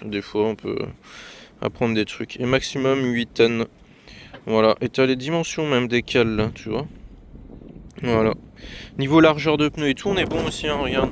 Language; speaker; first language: French; native; French